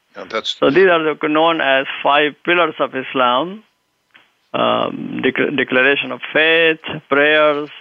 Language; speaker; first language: English; non-native, local second language; Urdu